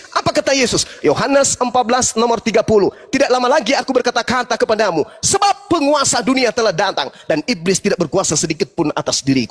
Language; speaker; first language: Indonesian; native; Indonesian